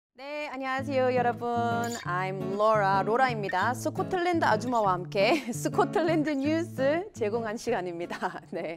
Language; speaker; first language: Korean; non-native, fluent; English